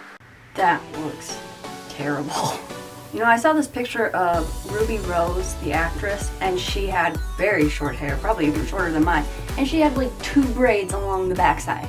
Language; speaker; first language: English; native; English